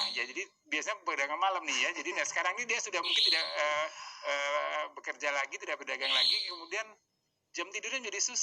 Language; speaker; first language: Indonesian; native; Indonesian